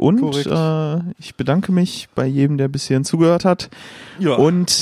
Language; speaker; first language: German; native; German